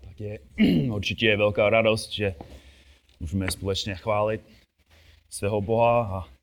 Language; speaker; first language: Czech; non-native, fluent; English